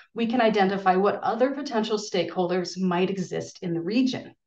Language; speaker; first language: English; native; English